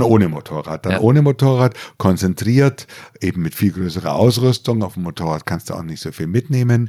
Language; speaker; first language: German; native; German